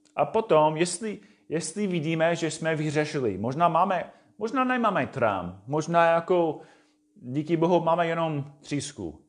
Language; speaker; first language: Czech; non-native, fluent; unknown